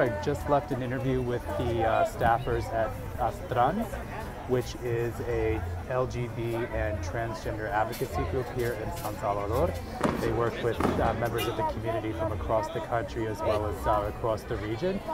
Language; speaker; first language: English; native; English